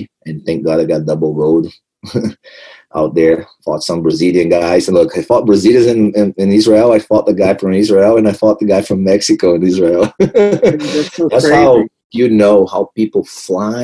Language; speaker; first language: English; non-native, fluent; Portuguese